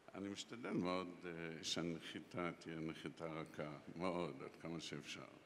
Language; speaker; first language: Hebrew; non-native, local second language; Yiddish